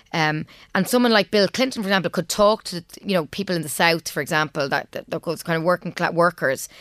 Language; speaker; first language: English; native; English